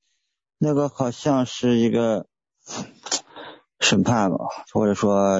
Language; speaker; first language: Chinese; native; Chinese